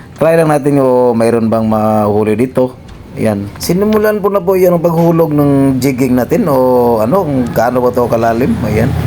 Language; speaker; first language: Filipino; non-native, local second language; Cebuano